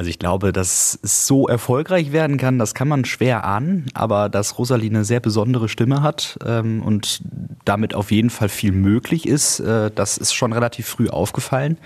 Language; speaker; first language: German; native; German